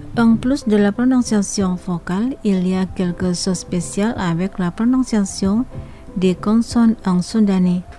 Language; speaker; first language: French; non-native, fluent; Indonesian